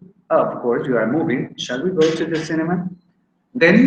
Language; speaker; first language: English; non-native, fluent; Spanish